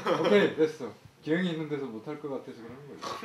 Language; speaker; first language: Korean; native; Korean